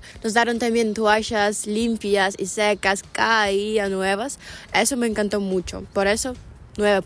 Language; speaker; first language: Spanish; non-native, learner; Ukrainian